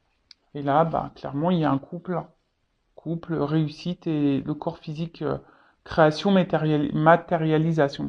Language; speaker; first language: French; native; French